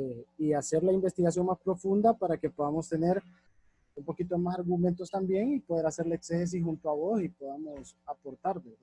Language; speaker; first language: Spanish; native; Spanish